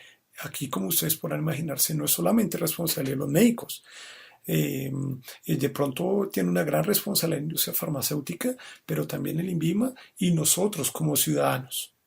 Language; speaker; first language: Spanish; native; Spanish